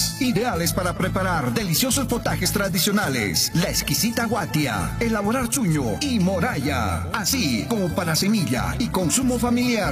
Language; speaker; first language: Spanish; native; Spanish